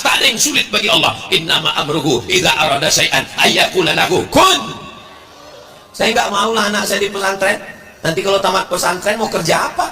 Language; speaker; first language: Indonesian; native; Indonesian